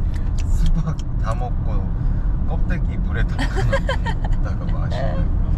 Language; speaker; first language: Korean; native; Korean